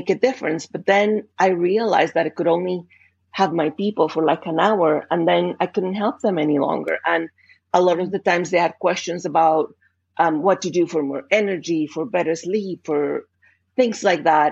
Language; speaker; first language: English; non-native, fluent; Spanish